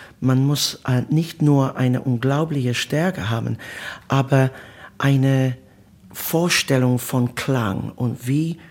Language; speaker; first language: German; non-native, learner; Italian